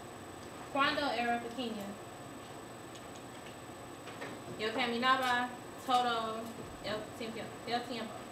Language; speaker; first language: Spanish; non-native, learner; English